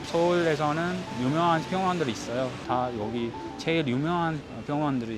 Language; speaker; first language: Korean; non-native, learner; Uzbek